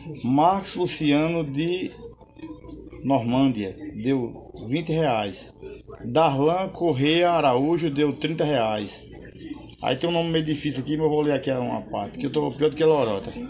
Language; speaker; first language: Portuguese; native; Portuguese